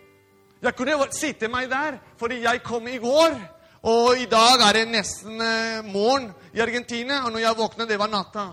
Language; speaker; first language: Norwegian; non-native, fluent; Spanish